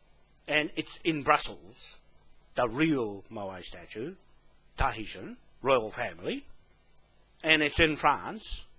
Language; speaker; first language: English; native; English